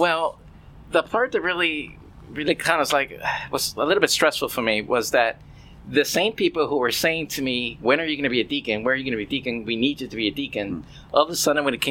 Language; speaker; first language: English; native; English